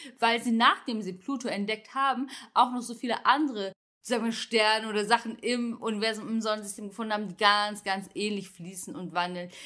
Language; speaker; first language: German; early bilingual, other home language; Turkish